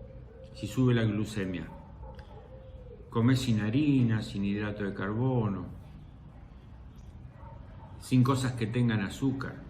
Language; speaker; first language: Spanish; native; Spanish